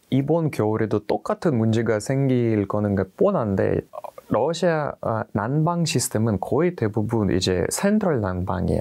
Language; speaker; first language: Korean; non-native, fluent; Russian